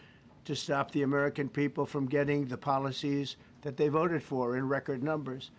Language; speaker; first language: English; native; English